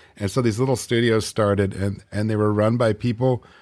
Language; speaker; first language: English; native; English